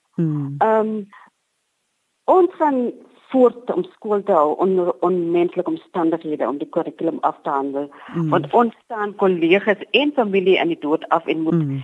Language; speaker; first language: Afrikaans; native; Afrikaans